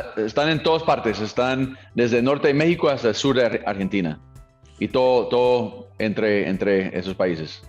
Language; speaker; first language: Spanish; non-native, fluent; English